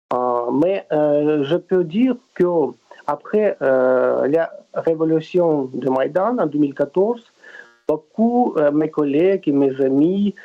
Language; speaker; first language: French; non-native, fluent; Russian